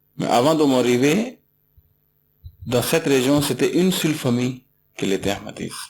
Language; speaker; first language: French; non-native, learner; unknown